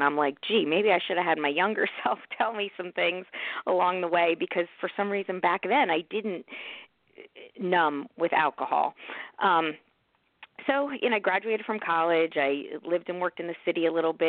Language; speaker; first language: English; native; English